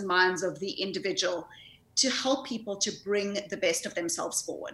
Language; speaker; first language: English; native; English